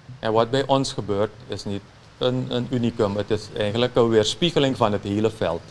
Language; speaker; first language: Dutch; native; Dutch